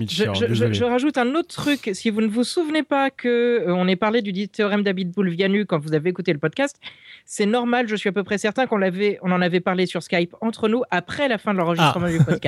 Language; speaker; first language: French; native; French